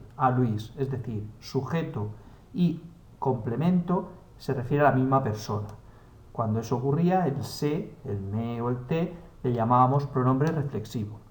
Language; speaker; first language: Spanish; native; Spanish